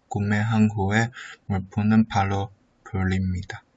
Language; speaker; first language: Korean; non-native, learner; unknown